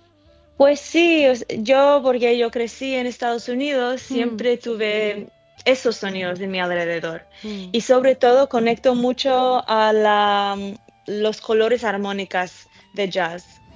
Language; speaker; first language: Spanish; early bilingual, heritage; English